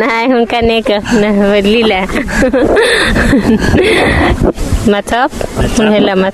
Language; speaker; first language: Danish; non-native, learner; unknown